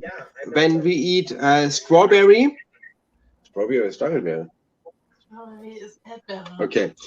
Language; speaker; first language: English; non-native, learner; German